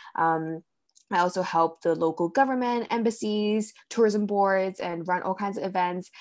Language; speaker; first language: English; early bilingual, other home language; Cantonese